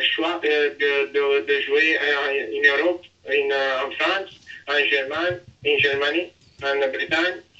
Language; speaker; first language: French; non-native, learner; Italian